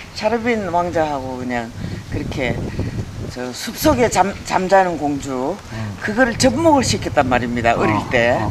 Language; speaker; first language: Korean; native; Korean